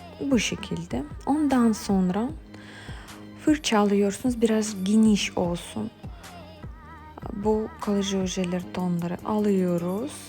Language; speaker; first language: Turkish; non-native, fluent; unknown